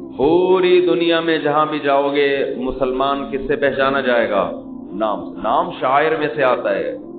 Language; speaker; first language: Urdu; native; Urdu